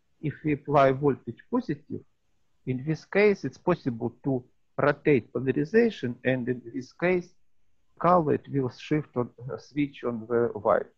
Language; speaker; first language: English; non-native, learner; Russian